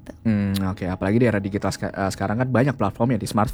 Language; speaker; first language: Indonesian; native; Indonesian